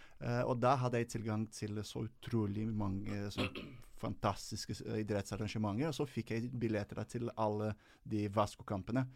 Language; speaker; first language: Norwegian; non-native, fluent; Portuguese